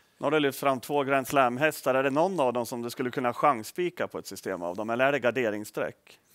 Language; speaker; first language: Swedish; native; Swedish